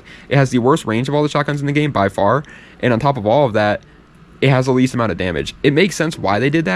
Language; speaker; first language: English; native; English